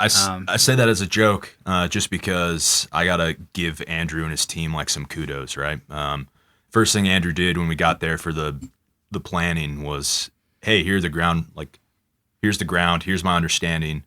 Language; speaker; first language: English; native; English